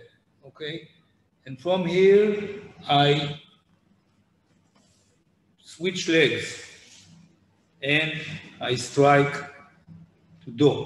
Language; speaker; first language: English; non-native, fluent; Hebrew